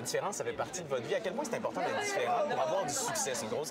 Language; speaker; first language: French; native; French